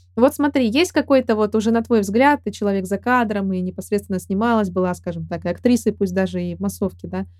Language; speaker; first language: Russian; native; Russian